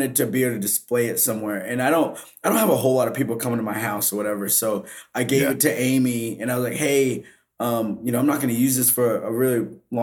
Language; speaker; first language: English; native; English